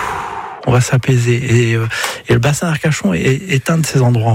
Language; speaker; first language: French; native; French